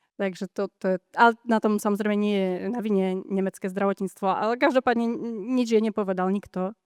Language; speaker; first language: Slovak; native; Slovak